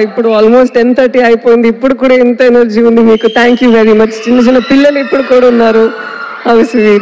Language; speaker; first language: Telugu; non-native, local second language; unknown